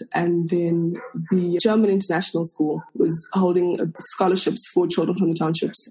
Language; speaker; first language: English; non-native, local second language; Afrikaans